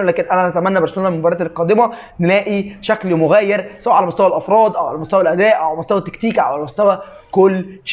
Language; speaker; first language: Arabic; native; Arabic